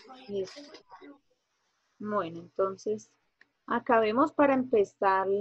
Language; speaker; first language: Spanish; native; Spanish